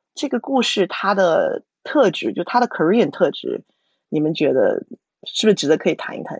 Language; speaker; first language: Chinese; native; Chinese